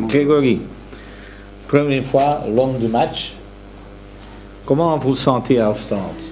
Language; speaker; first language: French; non-native, local second language; Dutch